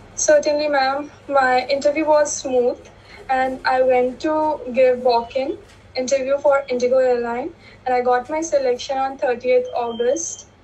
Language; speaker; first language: English; non-native, local second language; Hindi